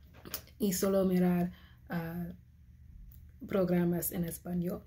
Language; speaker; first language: Spanish; non-native, learner; English